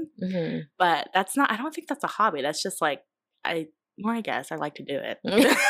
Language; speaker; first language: English; native; English